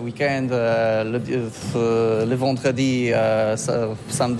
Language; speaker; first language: French; non-native, learner; Polish